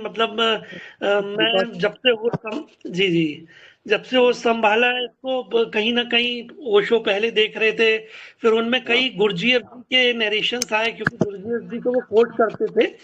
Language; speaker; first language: Hindi; native; Hindi